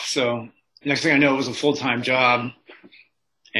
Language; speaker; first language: English; native; English